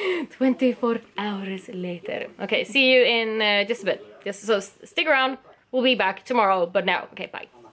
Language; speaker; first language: English; non-native, fluent; Swedish